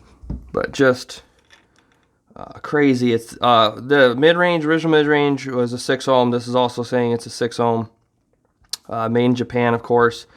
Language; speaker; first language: English; native; English